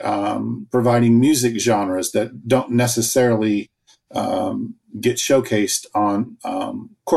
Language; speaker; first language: English; native; English